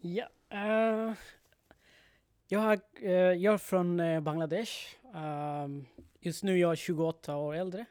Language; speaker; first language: Swedish; non-native, learner; Bangla